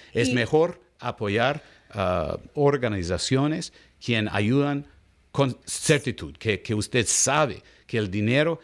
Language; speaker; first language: Spanish; non-native, learner; English